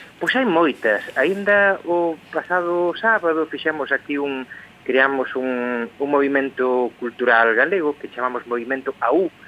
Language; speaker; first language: Galician; native; Galician